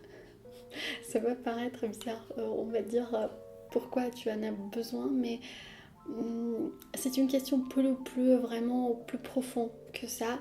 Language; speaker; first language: French; non-native, fluent; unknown